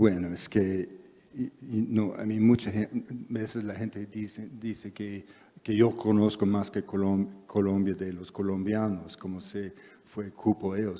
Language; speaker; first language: Spanish; non-native, fluent; English